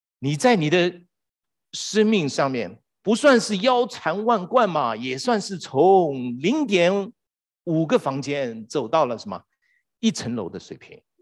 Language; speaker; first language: Chinese; native; Chinese